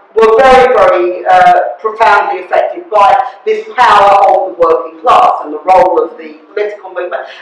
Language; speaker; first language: English; native; English